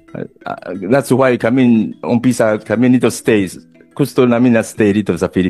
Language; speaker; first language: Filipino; non-native, learner; Chinese